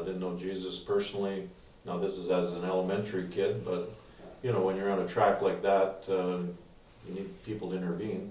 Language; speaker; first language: English; native; English